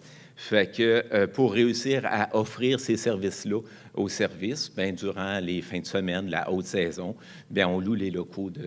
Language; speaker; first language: French; native; French